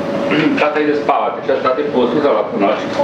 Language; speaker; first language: Serbian; native; Serbian